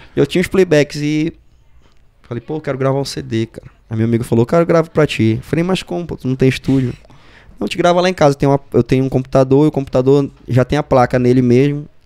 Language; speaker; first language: Portuguese; native; Portuguese